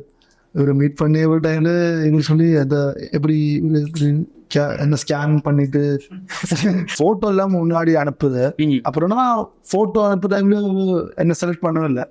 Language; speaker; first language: Tamil; non-native, learner; Malayalam